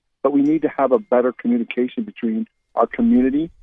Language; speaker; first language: English; native; English